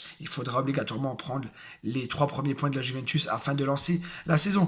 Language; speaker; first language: French; native; French